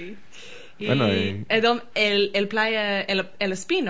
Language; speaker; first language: Spanish; non-native, learner; English